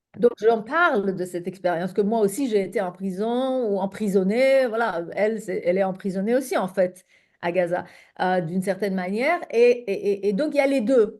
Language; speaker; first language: French; non-native, fluent; Persian